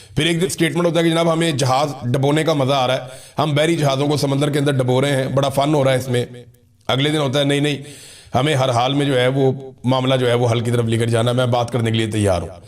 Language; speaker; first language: Urdu; non-native, local second language; Punjabi